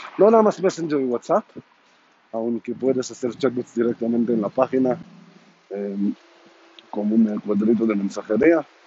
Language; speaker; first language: Spanish; non-native, fluent; Hebrew